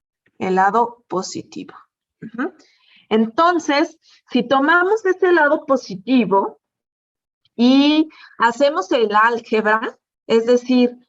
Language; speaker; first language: Spanish; native; Spanish